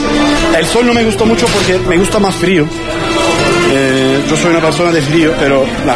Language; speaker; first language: Spanish; non-native, learner; Turkish